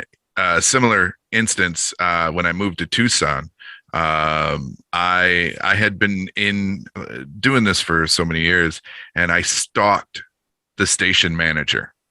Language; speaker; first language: English; native; English